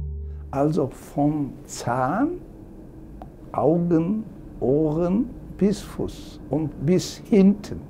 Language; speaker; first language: German; non-native, fluent; Turkish